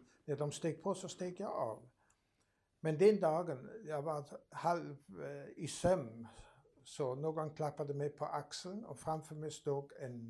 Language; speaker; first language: Swedish; non-native, fluent; German